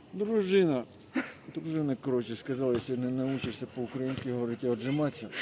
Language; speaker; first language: Ukrainian; non-native, local second language; Russian